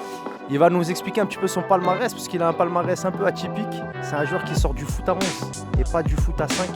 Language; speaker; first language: French; native; French